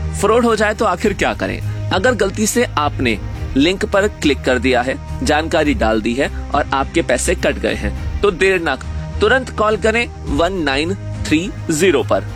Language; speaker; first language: Hindi; native; Hindi